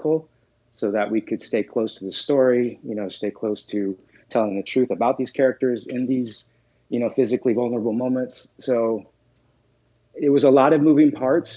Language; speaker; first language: English; native; English